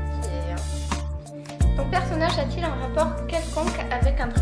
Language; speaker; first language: French; native; French